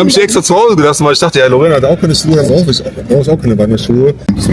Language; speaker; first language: German; native; German